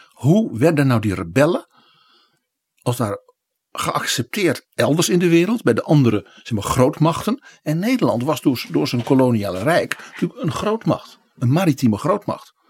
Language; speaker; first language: Dutch; native; Dutch